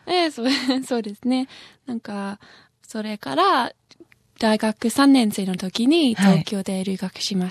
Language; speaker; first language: Japanese; non-native, fluent; English